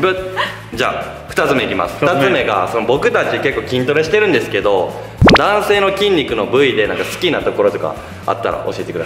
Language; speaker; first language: Japanese; native; Japanese